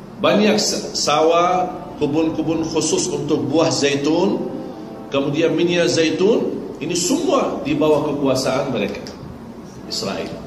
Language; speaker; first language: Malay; non-native, fluent; Arabic